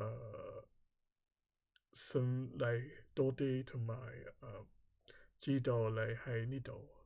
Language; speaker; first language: Cantonese; early bilingual, heritage; Cantonese